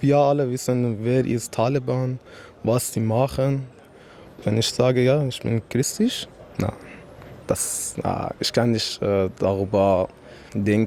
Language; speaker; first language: German; non-native, learner; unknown